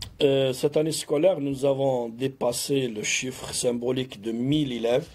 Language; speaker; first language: French; non-native, local second language; Arabic